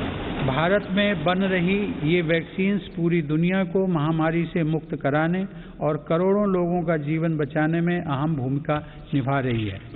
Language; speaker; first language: Hindi; native; Hindi